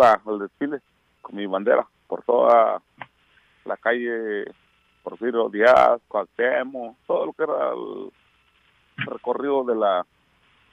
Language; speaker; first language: Spanish; non-native, local second language; Mixtepec Mixtec